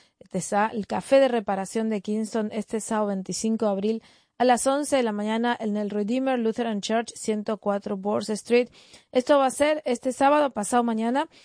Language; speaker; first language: Spanish; native; Spanish